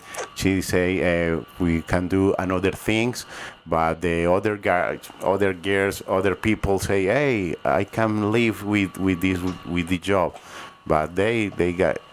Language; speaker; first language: English; non-native, learner; Spanish